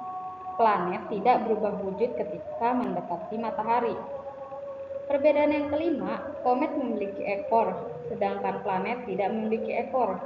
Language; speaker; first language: Indonesian; native; Indonesian